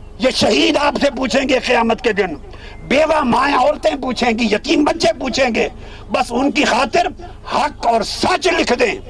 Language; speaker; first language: Urdu; non-native, local second language; Punjabi